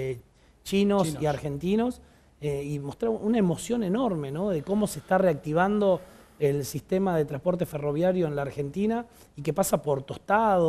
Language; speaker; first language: Spanish; native; Spanish